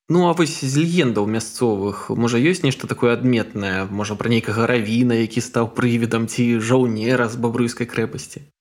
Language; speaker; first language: Belarusian; non-native, local second language; Russian